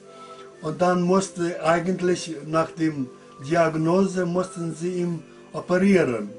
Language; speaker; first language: German; early bilingual, heritage; German